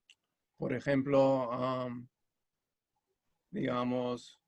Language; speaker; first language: Spanish; non-native, fluent; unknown